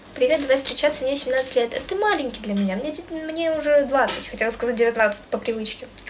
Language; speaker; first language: Russian; native; Russian